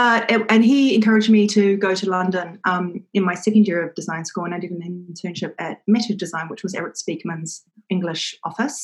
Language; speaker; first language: English; native; English